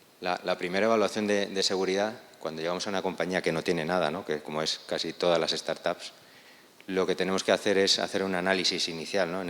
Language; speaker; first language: Spanish; native; Spanish